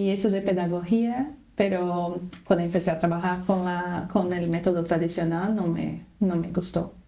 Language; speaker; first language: Spanish; non-native, fluent; Portuguese